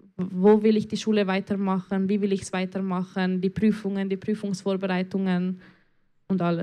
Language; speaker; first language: German; early bilingual, other home language; Spanish